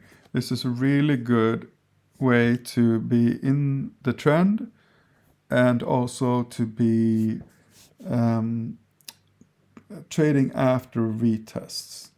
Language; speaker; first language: English; non-native, fluent; Swedish